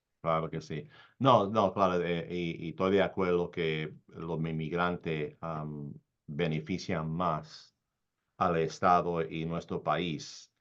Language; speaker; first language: Spanish; early bilingual, heritage; Spanish